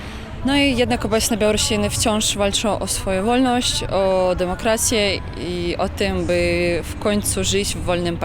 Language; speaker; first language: Polish; non-native, fluent; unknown